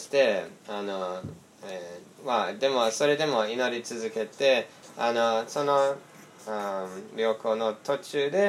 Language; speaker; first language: Japanese; non-native, fluent; English